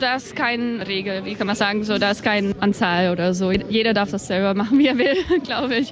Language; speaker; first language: German; non-native, learner; Dutch